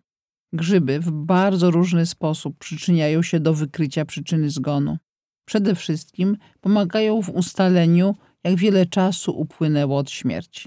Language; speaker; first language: Polish; native; Polish